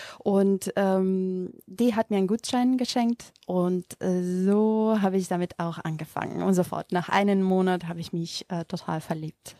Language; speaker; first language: German; non-native, fluent; Macedonian